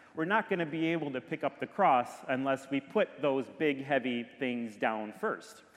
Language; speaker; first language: English; native; English